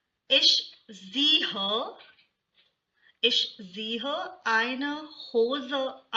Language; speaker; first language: German; non-native, fluent; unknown